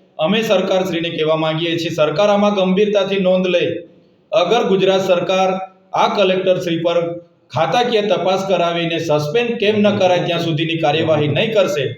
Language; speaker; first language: Gujarati; non-native, local second language; Vasavi